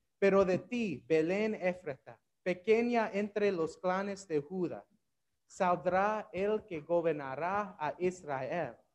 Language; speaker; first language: Spanish; non-native, learner; English